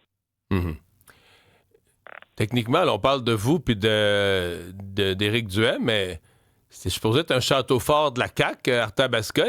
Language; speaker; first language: French; native; French